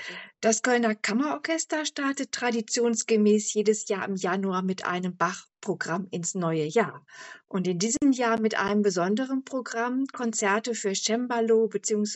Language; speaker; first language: German; native; German